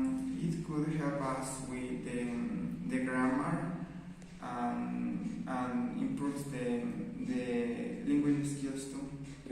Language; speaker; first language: English; non-native, learner; Spanish